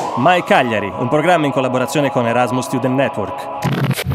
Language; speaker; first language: Italian; native; Italian